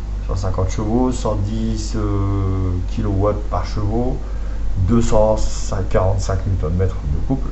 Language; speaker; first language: French; native; French